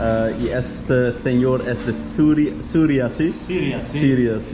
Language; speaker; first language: Spanish; non-native, learner; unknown